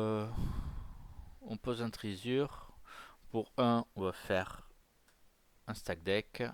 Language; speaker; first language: French; native; French